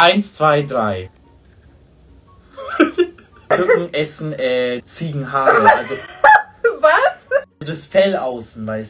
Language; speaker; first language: German; early bilingual, other home language; Turkish